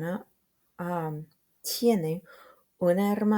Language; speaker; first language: Spanish; non-native, fluent; English